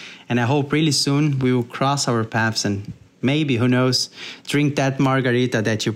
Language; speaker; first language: English; non-native, fluent; Portuguese